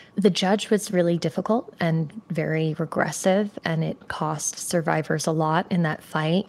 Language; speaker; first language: English; native; English